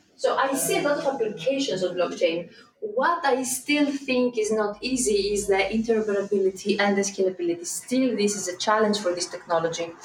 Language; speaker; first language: English; non-native, fluent; Greek